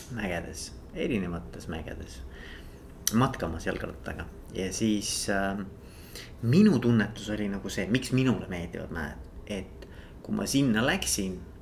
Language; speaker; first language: Estonian; native; Estonian